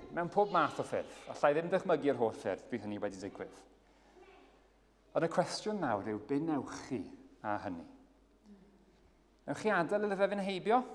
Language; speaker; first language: Welsh; native; Welsh